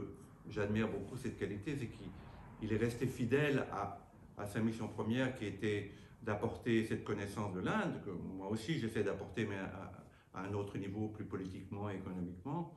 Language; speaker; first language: French; native; French